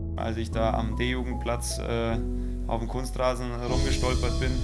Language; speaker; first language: German; native; German